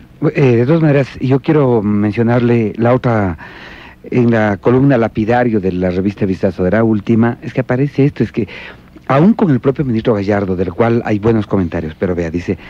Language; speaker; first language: Spanish; native; Spanish